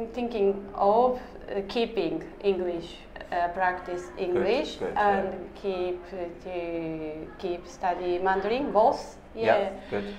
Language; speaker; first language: English; non-native, learner; Japanese